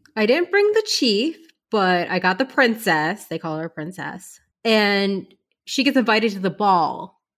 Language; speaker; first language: English; early bilingual, other home language; Hindi